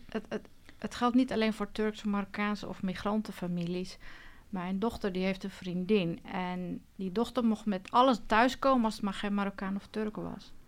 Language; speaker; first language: Dutch; early bilingual, other home language; Turkish